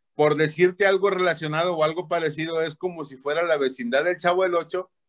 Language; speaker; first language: Spanish; native; Spanish